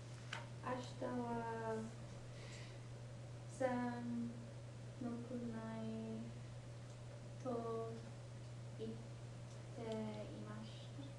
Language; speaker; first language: Japanese; non-native, learner; English